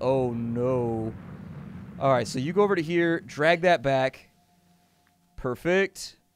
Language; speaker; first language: English; native; English